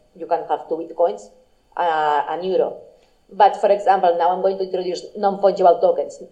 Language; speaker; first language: English; non-native, fluent; Spanish